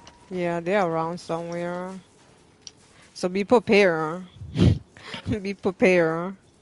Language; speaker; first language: English; early bilingual, other home language; Spanish